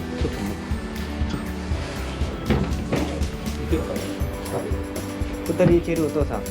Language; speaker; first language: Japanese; non-native, learner; Thai